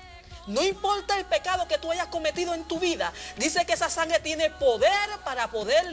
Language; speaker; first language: Spanish; native; Spanish